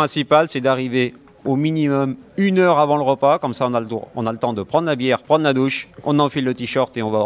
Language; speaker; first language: French; native; French